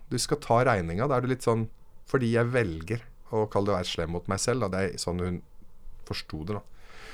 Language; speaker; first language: Norwegian; early bilingual, other home language; Arabic